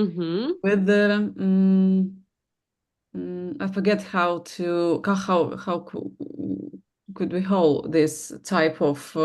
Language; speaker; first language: English; non-native, learner; Russian